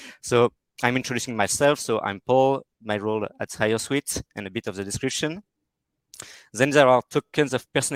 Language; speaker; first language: English; non-native, fluent; French